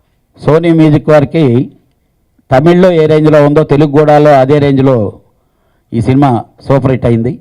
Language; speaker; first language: Telugu; native; Telugu